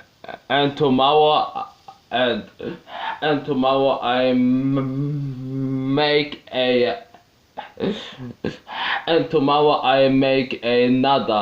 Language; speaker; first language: English; non-native, learner; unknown